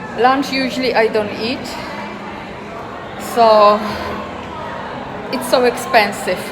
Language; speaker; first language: English; non-native, learner; Polish